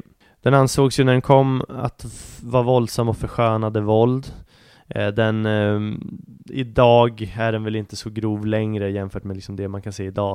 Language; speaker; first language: Swedish; native; Swedish